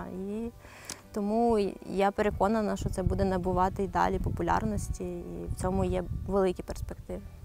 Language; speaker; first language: Ukrainian; native; Ukrainian